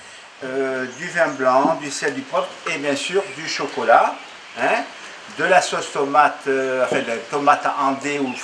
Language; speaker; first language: French; native; French